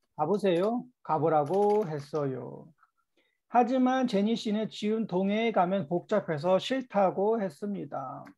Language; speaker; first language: Korean; native; Korean